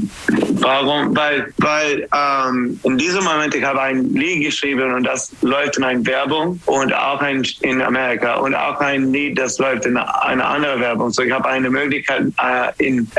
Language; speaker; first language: German; non-native, learner; English